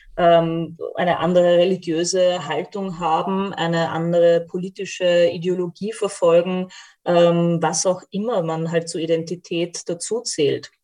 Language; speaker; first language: German; native; German